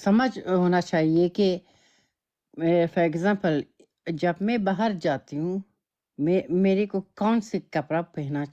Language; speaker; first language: Hindi; non-native, learner; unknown